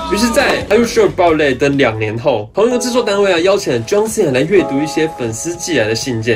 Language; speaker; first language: Chinese; native; Chinese